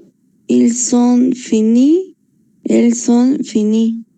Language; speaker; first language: French; non-native, learner; Spanish